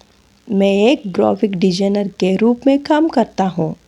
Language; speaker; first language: Hindi; non-native, local second language; Telugu